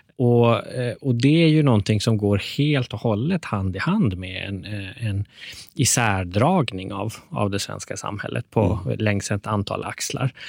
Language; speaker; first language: Swedish; early bilingual, other home language; Persian